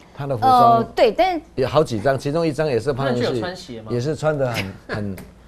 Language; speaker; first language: Chinese; native; Chinese